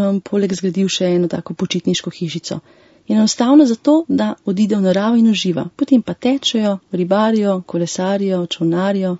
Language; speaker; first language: Slovenian; native; Slovenian